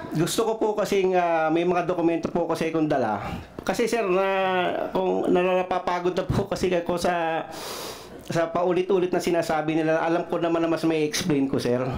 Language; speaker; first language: Filipino; non-native, local second language; Cebuano